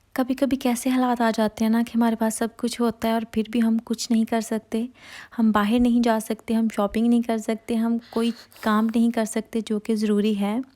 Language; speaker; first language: Hindi; non-native, local second language; Punjabi